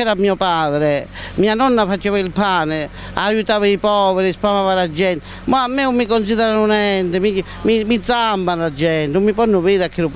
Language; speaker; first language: Italian; native; Italian